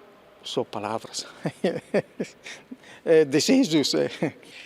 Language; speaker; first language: Portuguese; non-native, fluent; Italian